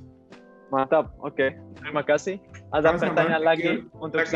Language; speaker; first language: Indonesian; non-native, learner; Dutch